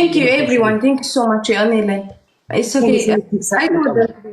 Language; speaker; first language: English; non-native, learner; Tigrinya